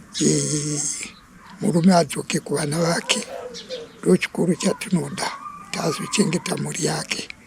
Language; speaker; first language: Shona; non-native, local second language; Venda